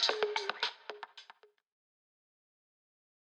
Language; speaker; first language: English; non-native, fluent; Greek